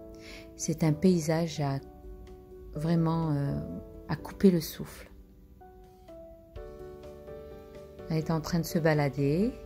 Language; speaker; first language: French; non-native, local second language; Arabic